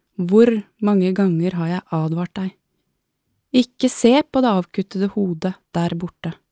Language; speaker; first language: Norwegian; native; Norwegian